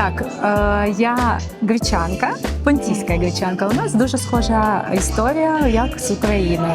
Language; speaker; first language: Ukrainian; non-native, local second language; Russian